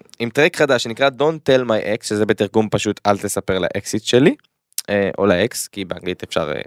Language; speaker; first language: Hebrew; native; Hebrew